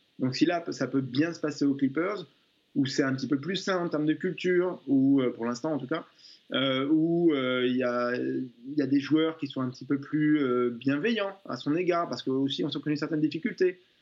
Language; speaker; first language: French; native; French